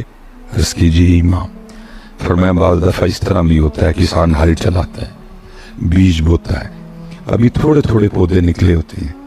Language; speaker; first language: Hindi; non-native, local second language; Punjabi